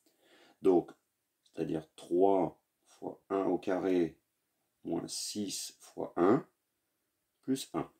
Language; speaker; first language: French; native; French